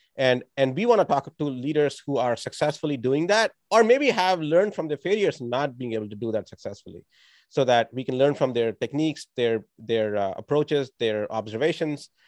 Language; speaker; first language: English; non-native, local second language; Tamil